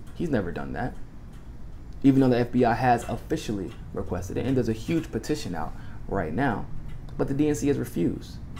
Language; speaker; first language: English; native; English